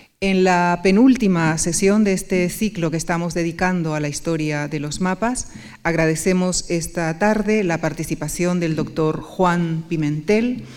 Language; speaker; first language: Spanish; native; Spanish